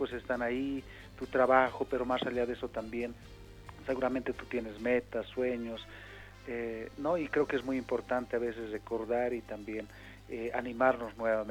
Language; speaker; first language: Spanish; native; Spanish